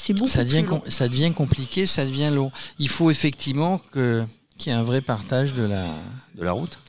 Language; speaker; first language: French; native; French